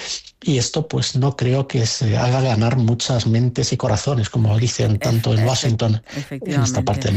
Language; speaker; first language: Spanish; native; Spanish